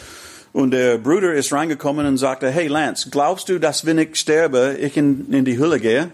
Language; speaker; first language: German; non-native, fluent; English